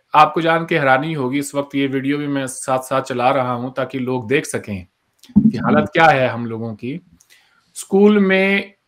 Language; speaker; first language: Hindi; native; Hindi